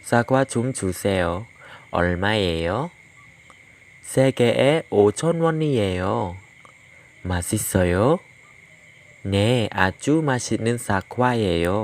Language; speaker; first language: Korean; non-native, fluent; Khmer